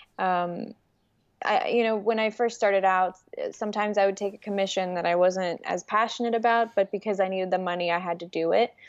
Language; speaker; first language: English; early bilingual, other home language; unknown